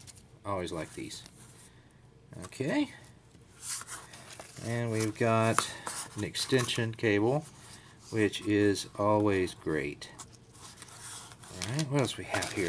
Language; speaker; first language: English; native; English